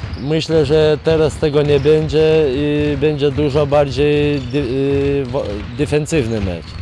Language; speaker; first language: Polish; non-native, fluent; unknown